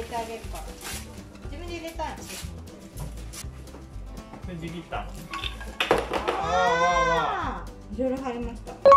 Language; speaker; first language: Japanese; native; Japanese